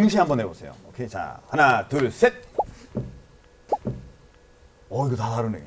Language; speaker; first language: Korean; non-native, fluent; Spanish